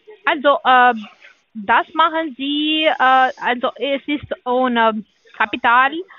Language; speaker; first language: German; non-native, learner; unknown